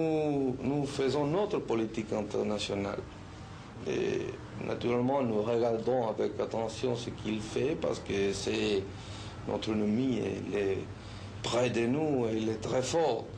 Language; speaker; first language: French; non-native, learner; Spanish